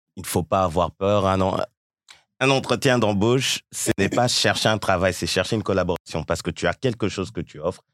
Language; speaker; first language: French; early bilingual, other home language; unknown